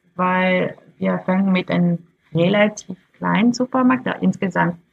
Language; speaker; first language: German; non-native, fluent; French